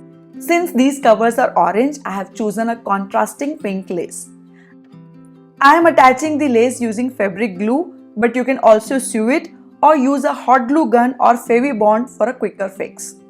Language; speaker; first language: English; non-native, local second language; Hindi